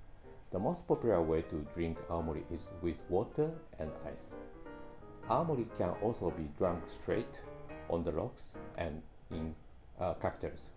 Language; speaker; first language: English; non-native, fluent; Japanese